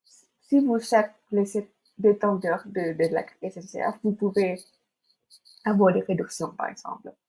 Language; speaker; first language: French; non-native, fluent; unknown